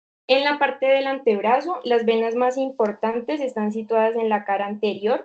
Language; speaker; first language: Spanish; native; Spanish